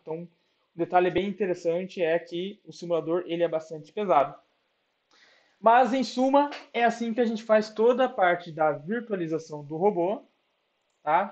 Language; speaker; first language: Portuguese; native; Portuguese